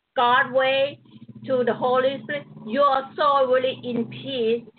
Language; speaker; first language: English; non-native, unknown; Thai